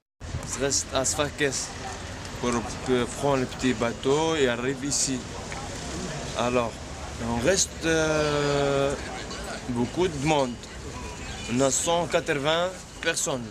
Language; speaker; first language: French; non-native, learner; Arabic